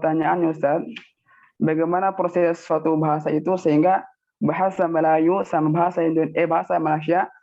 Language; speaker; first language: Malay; non-native, local second language; Javanese